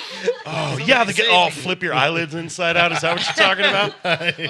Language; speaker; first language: English; native; English